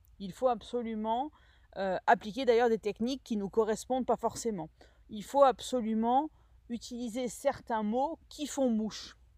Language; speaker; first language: French; native; French